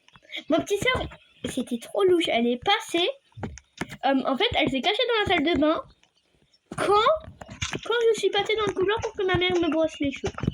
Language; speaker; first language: French; native; French